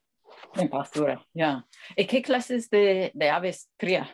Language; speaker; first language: Spanish; non-native, fluent; English